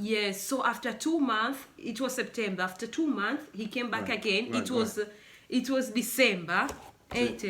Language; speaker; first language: English; non-native, local second language; Swahili